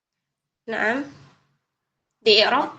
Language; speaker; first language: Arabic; non-native, fluent; Indonesian